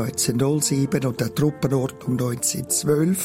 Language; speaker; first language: German; native; German